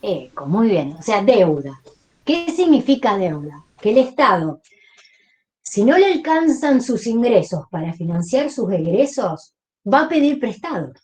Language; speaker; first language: Spanish; native; Spanish